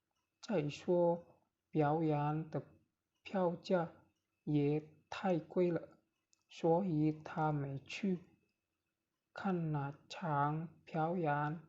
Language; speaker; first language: Chinese; non-native, learner; Indonesian